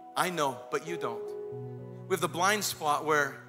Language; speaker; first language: English; native; English